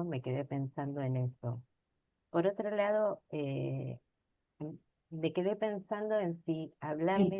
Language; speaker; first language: Spanish; native; Spanish